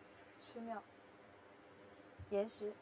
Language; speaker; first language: Chinese; native; Chinese